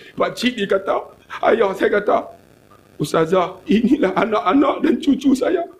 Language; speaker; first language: Malay; native; Malay